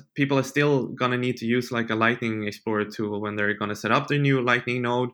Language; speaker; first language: English; non-native, fluent; Swedish